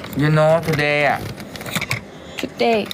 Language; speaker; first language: English; non-native, learner; Thai